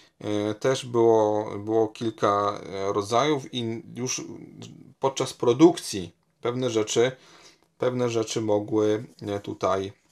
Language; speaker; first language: Polish; native; Polish